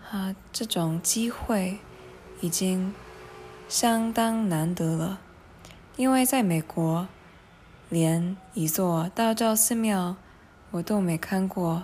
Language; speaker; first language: Chinese; non-native, fluent; English